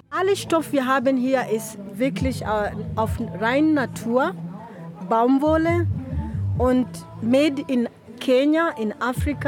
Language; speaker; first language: German; non-native, learner; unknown